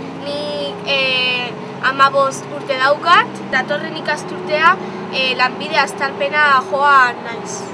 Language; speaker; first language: Basque; non-native, local second language; Spanish